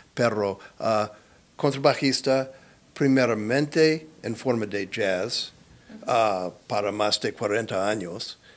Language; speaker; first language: Spanish; non-native, learner; English